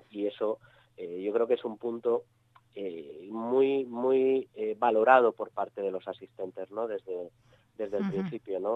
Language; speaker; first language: Spanish; native; Spanish